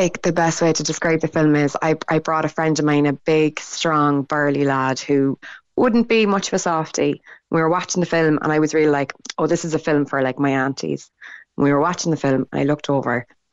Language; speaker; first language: English; non-native, local second language; Irish